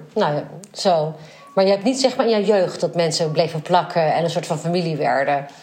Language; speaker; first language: Dutch; native; Dutch